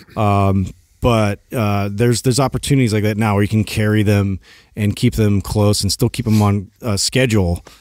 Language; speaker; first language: English; native; English